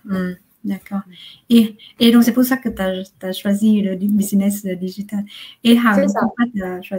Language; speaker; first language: French; non-native, fluent; Vietnamese